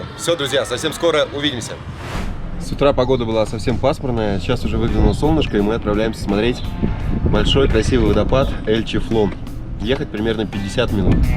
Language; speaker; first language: Russian; native; Russian